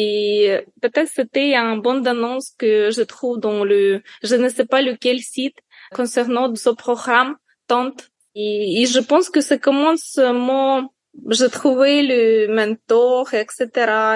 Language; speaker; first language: French; non-native, learner; Ukrainian